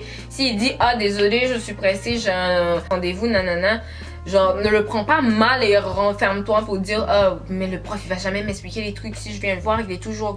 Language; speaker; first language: French; native; French